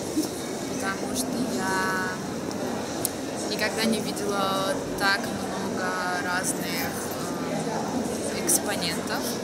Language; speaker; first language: Russian; non-native, fluent; German